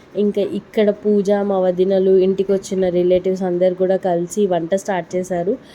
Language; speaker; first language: Telugu; non-native, local second language; Lambadi